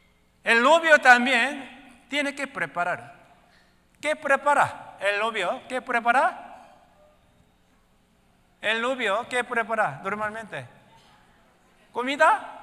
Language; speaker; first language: Spanish; non-native, learner; Korean